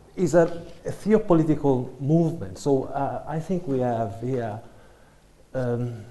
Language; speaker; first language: English; non-native, fluent; Italian